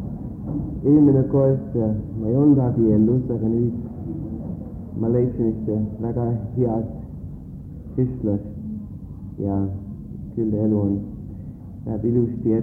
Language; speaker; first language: Estonian; early bilingual, heritage; Estonian